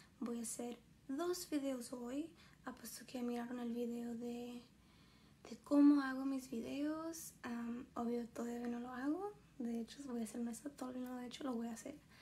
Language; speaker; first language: Spanish; early bilingual, heritage; Spanish